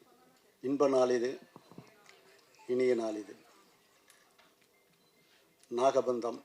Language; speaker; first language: Tamil; native; Tamil